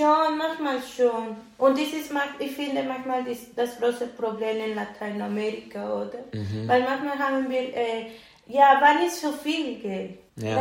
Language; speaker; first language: German; non-native, learner; Spanish